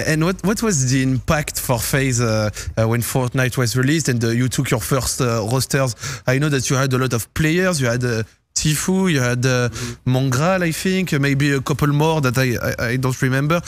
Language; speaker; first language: English; non-native, fluent; French